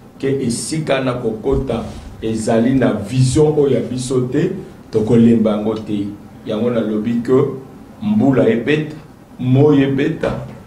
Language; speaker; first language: Lingala; non-native, local second language; Kituba (Democratic Republic of Congo)